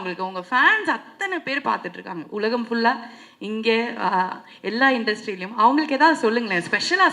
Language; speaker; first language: Tamil; native; Tamil